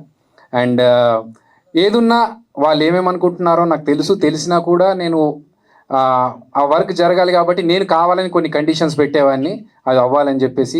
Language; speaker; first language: Telugu; native; Telugu